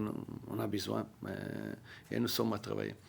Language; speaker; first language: French; non-native, learner; Portuguese